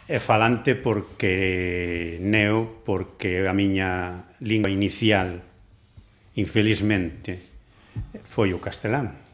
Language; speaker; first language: Galician; non-native, local second language; Spanish